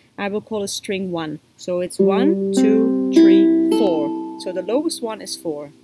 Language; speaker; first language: English; non-native, fluent; Dutch